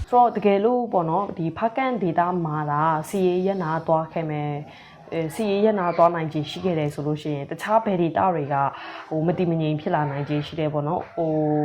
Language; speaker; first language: Burmese; non-native, local second language; Kachin